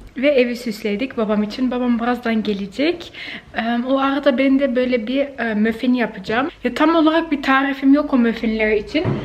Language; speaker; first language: Turkish; early bilingual, heritage; Turkish